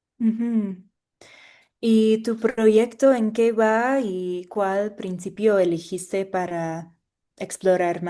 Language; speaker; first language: Spanish; non-native, fluent; English